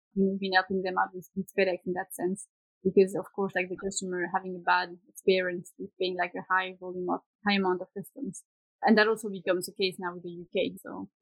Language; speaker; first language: English; non-native, fluent; Swedish